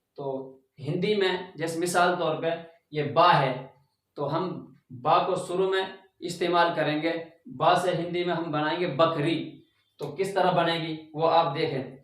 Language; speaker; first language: Hindi; native; Hindi